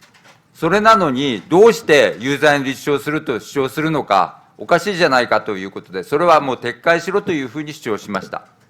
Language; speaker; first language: Japanese; native; Japanese